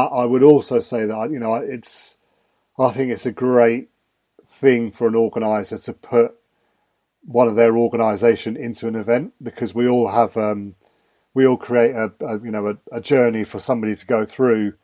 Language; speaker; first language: English; native; English